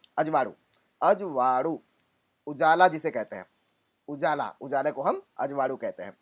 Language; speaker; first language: Hindi; non-native, local second language; Gujarati